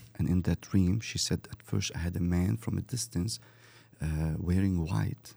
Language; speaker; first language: English; early bilingual, other home language; Arabic